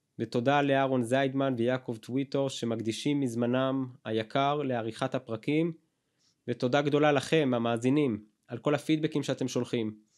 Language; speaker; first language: Hebrew; native; Hebrew